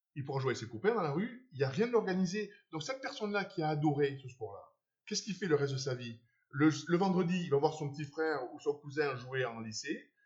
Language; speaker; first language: French; native; French